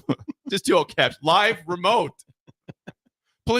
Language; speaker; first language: English; native; English